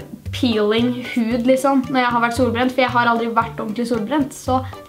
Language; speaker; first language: Norwegian; native; Norwegian